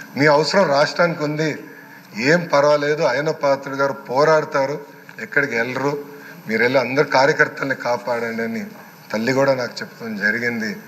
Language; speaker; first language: Telugu; native; Telugu